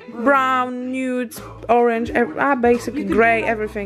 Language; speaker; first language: English; non-native, fluent; Polish